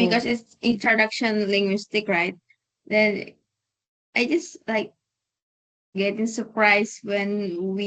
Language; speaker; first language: English; non-native, learner; Indonesian